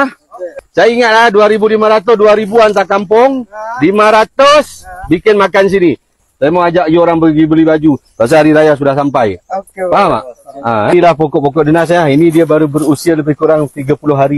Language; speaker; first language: Malay; native; Malay